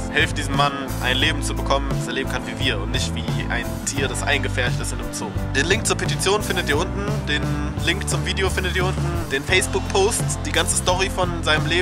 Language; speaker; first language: German; native; German